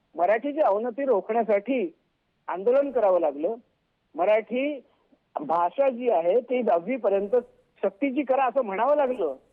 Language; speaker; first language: Marathi; native; Marathi